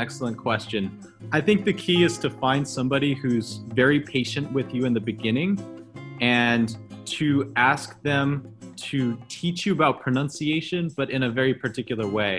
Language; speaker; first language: English; early bilingual, other home language; Chinese